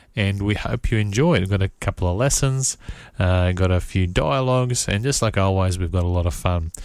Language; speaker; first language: English; native; English